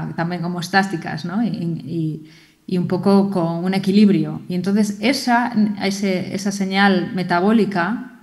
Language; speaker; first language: Spanish; native; Spanish